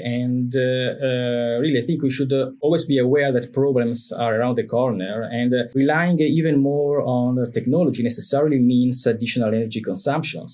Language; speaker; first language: English; non-native, fluent; Italian